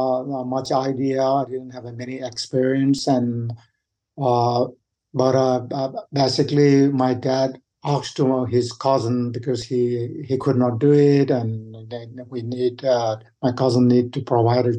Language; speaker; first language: English; non-native, fluent; Sherpa